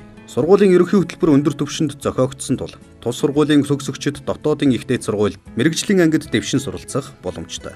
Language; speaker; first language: Mongolian; native; Mongolian